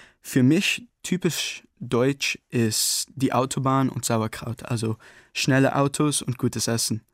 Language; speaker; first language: German; non-native, learner; English